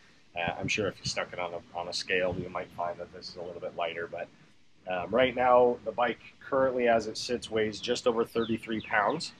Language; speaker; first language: English; native; English